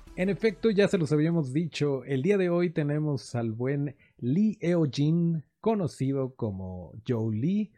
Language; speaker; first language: Spanish; native; Spanish